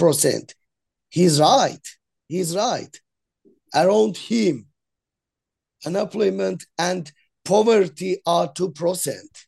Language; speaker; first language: English; non-native, learner; Azerbaijani